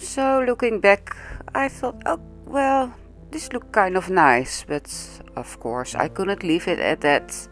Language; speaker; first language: English; non-native, fluent; Dutch